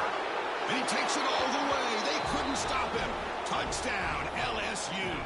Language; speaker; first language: English; native; English